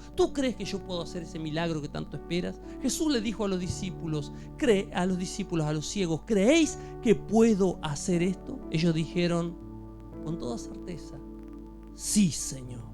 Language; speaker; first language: Spanish; native; Spanish